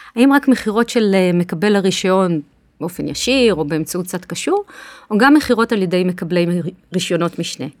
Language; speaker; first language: Hebrew; native; Hebrew